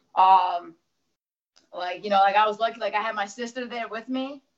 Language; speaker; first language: English; early bilingual, other home language; Russian